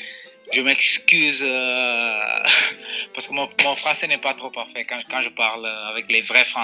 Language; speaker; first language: French; non-native, fluent; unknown